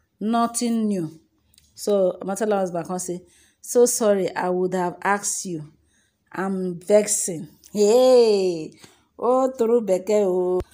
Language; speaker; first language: Nigerian Pidgin; non-native, local second language; Yoruba